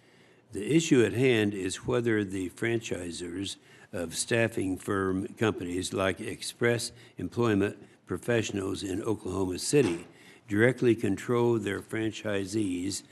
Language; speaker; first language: English; native; English